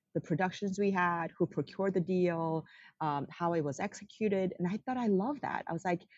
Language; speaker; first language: English; non-native, fluent; Korean